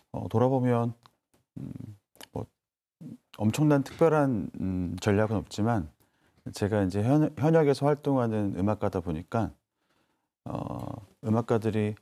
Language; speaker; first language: Korean; native; Korean